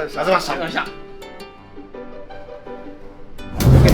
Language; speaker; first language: Japanese; native; Japanese